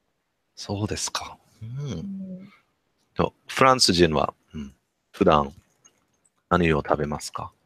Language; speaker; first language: Japanese; non-native, learner; English